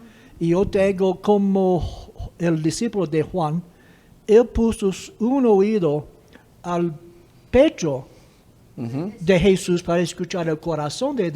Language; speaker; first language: Spanish; non-native, fluent; English